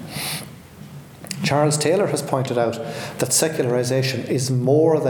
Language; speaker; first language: English; native; English